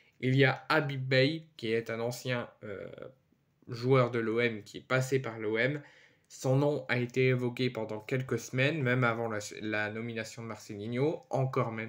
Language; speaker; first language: French; native; French